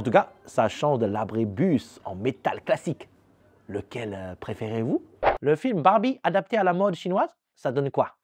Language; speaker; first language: French; native; French